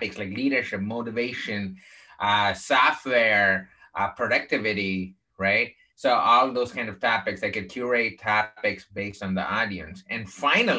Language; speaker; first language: English; non-native, local second language; Tamil